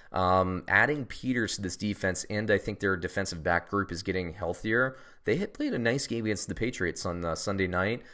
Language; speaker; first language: English; native; English